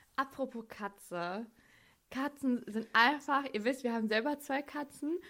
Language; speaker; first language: German; native; German